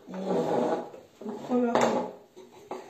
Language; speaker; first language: French; non-native, fluent; Japanese